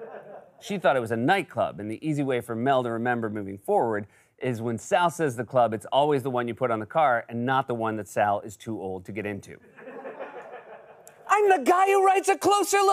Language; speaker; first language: English; native; English